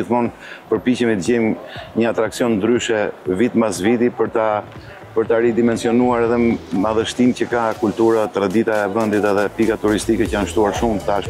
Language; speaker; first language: Albanian; native; Albanian